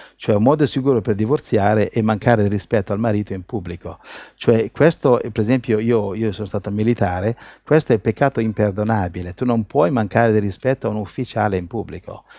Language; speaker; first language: Italian; native; Italian